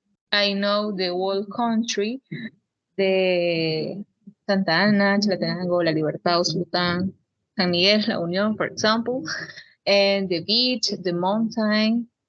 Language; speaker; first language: English; non-native, learner; Spanish